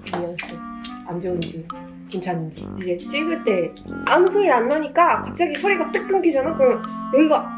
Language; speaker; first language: Korean; non-native, fluent; Japanese